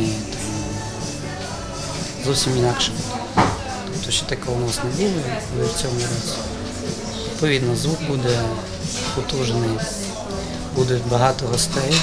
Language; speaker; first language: Ukrainian; native; Ukrainian